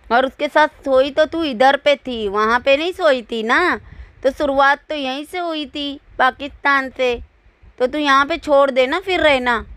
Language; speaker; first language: Hindi; native; Hindi